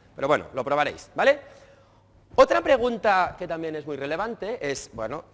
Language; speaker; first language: Spanish; native; Spanish